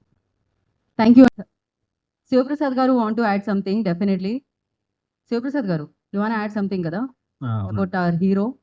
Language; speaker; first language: Telugu; native; Telugu